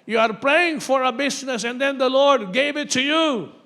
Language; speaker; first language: English; non-native, local second language; Filipino